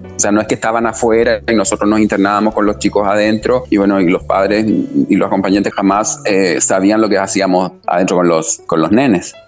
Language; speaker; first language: Spanish; native; Spanish